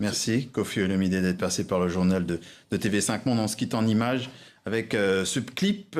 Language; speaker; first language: French; native; French